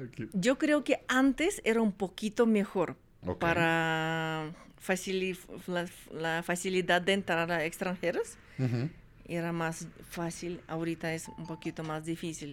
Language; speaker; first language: Spanish; non-native, fluent; Russian